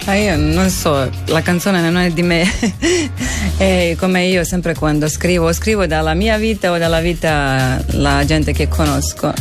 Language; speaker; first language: Italian; non-native, learner; Croatian